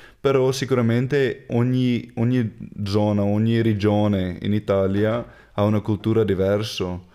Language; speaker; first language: Italian; non-native, fluent; Afrikaans